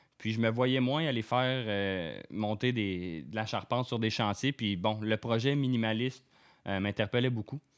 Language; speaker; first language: French; native; French